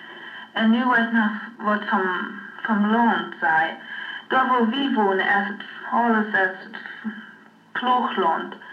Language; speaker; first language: German; non-native, learner; Low German